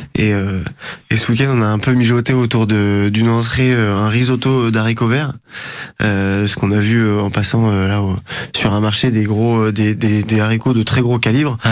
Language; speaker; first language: French; native; French